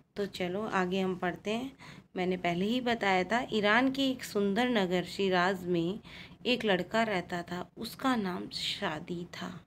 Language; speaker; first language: Hindi; native; Hindi